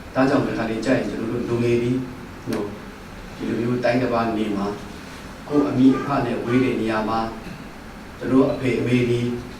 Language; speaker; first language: Burmese; non-native, local second language; Kachin